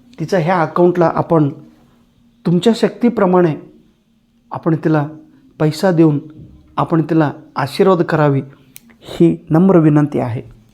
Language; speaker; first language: Marathi; non-native, local second language; Kannada